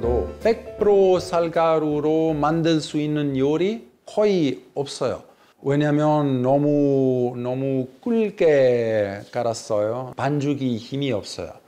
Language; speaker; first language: Korean; non-native, fluent; Italian